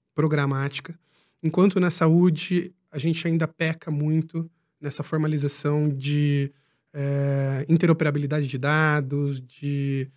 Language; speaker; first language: Portuguese; native; Portuguese